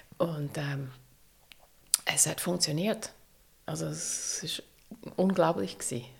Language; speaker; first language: German; non-native, fluent; English